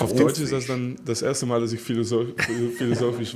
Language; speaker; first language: German; non-native, fluent; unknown